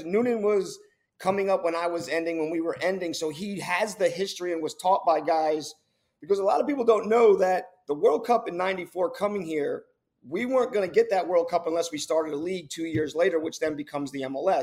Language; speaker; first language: English; native; English